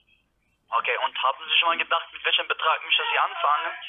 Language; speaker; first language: German; non-native, learner; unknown